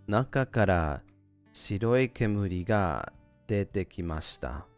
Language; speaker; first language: Japanese; non-native, learner; English